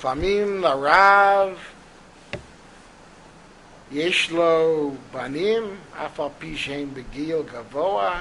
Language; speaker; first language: Hebrew; non-native, fluent; English